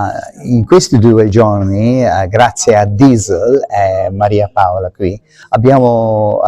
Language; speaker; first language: Italian; non-native, fluent; Maltese